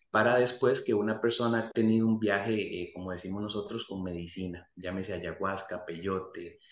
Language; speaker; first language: Spanish; native; Spanish